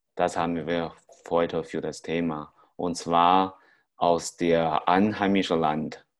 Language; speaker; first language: German; non-native, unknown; Chinese